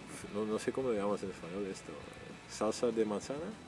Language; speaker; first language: Spanish; non-native, fluent; Dutch